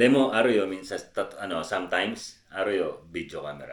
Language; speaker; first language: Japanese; non-native, learner; Filipino